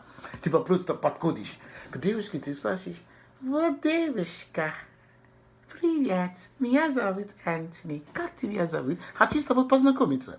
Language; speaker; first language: Russian; non-native, fluent; English